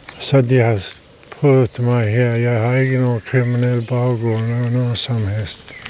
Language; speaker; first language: Danish; non-native, learner; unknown